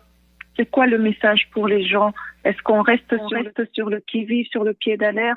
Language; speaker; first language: French; native; French